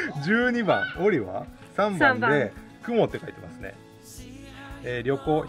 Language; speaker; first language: Japanese; native; Japanese